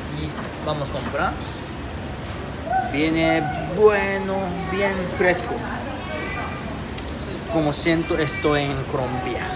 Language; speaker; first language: Spanish; non-native, learner; Japanese